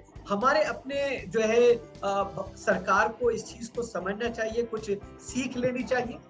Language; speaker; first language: Hindi; native; Hindi